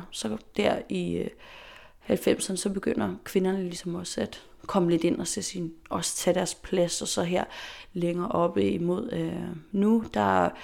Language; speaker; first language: Danish; non-native, local second language; Faroese